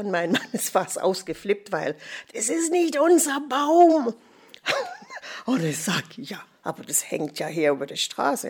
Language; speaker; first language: German; non-native, fluent; English